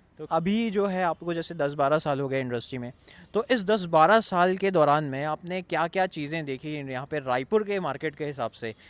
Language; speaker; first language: Hindi; native; Hindi